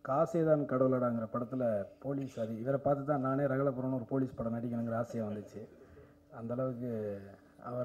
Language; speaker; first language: Tamil; native; Tamil